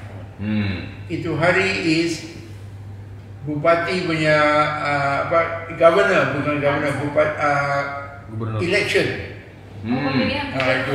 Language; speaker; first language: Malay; non-native, local second language; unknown